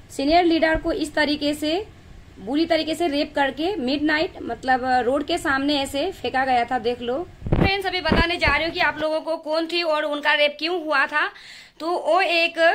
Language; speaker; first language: Hindi; non-native, local second language; Nepali